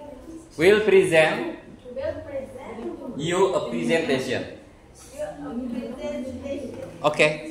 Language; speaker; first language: English; non-native, fluent; Indonesian